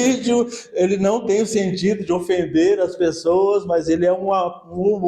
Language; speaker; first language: Portuguese; native; Portuguese